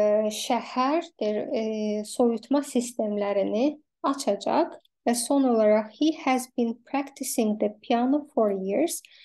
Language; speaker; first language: English; non-native, fluent; Azerbaijani